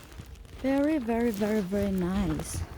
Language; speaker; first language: English; non-native, local second language; Cebuano